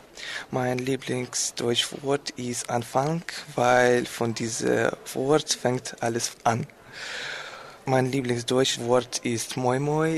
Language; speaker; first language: German; non-native, learner; Russian